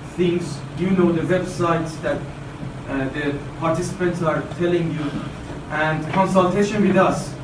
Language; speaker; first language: English; non-native, fluent; Persian